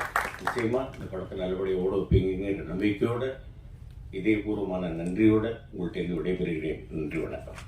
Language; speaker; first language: Tamil; native; Tamil